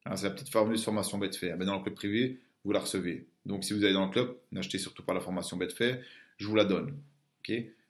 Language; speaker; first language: French; native; French